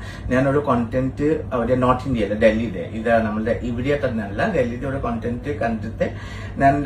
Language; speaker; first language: Malayalam; non-native, learner; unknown